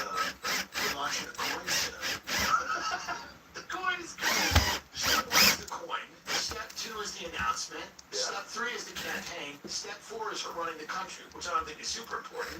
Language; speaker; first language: English; native; English